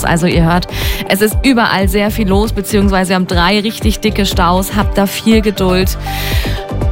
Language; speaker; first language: German; native; German